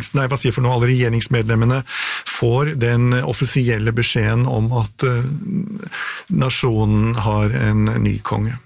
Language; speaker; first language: Norwegian; native; Norwegian